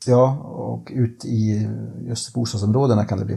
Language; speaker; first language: Swedish; native; Swedish